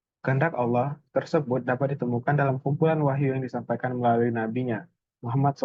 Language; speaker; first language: Indonesian; native; Indonesian